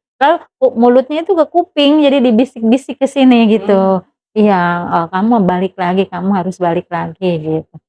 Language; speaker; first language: Indonesian; non-native, local second language; Sundanese